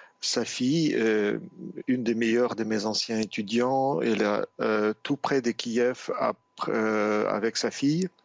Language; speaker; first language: French; non-native, fluent; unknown